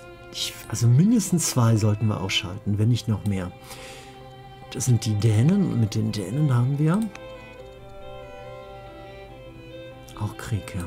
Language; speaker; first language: German; native; German